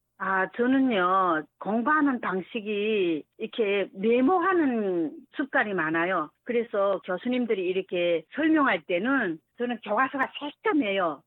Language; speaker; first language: Korean; native; Korean